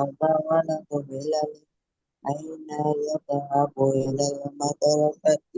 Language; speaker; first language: Arabic; non-native, learner; Bangla